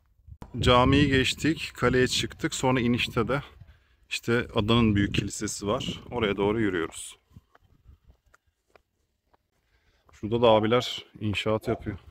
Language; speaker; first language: Turkish; native; Turkish